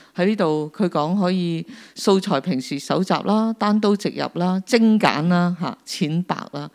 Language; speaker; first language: Cantonese; native; Cantonese